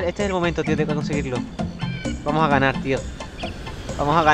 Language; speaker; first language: Spanish; native; Spanish